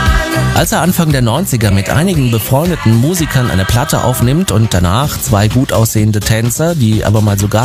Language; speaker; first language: German; native; German